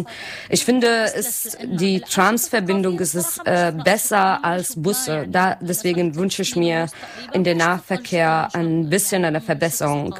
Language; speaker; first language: German; non-native, learner; Arabic